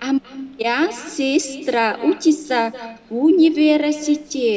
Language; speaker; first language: Russian; non-native, learner; Vietnamese